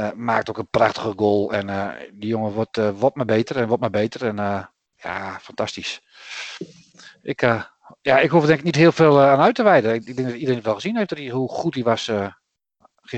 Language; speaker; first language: Dutch; native; Dutch